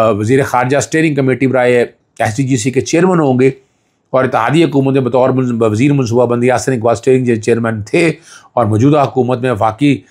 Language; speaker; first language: Urdu; non-native, local second language; Punjabi